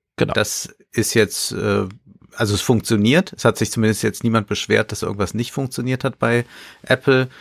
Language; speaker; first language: German; native; German